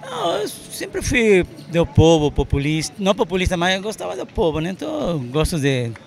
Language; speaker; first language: Portuguese; non-native, fluent; Arabic